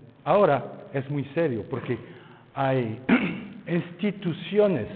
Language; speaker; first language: Spanish; non-native, fluent; French